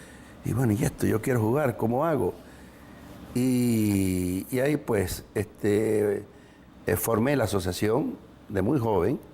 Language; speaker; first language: Spanish; native; Spanish